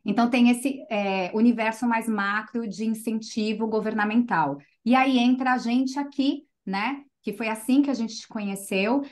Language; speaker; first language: Portuguese; native; Portuguese